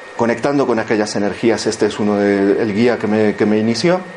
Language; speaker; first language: Spanish; native; Spanish